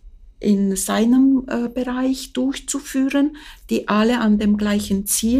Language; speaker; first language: German; non-native, fluent; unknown